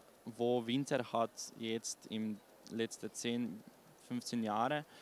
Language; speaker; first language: German; non-native, learner; Slovenian